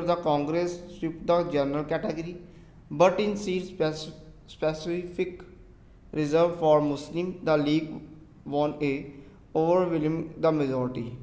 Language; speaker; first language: English; non-native, local second language; Punjabi